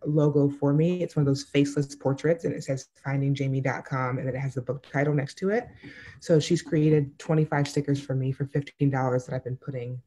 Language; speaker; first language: English; native; English